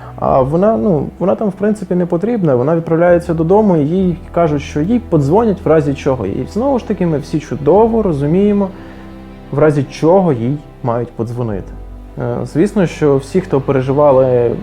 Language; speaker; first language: Ukrainian; native; Ukrainian